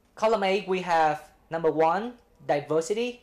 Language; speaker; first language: English; non-native, fluent; Vietnamese